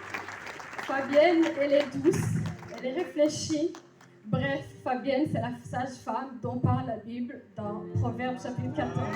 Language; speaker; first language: French; native; French